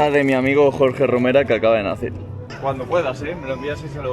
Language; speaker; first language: Spanish; native; Spanish